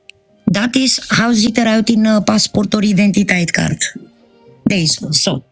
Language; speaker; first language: Dutch; non-native, learner; Romanian